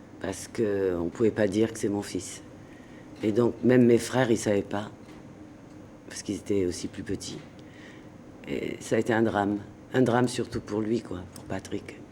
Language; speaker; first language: French; native; French